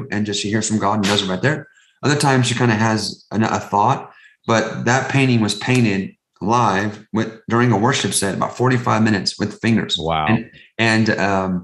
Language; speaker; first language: English; native; English